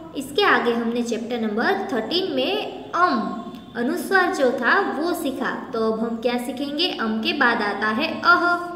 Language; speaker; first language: Hindi; non-native, local second language; Gujarati